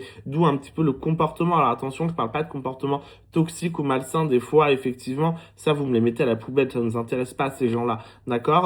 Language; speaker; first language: French; native; French